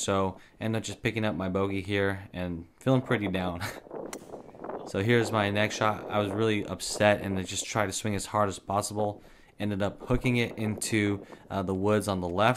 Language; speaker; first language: English; native; English